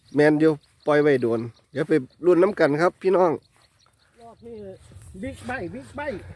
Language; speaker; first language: Thai; native; Thai